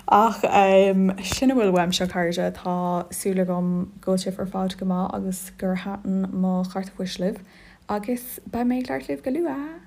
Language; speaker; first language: Irish; non-native, local second language; English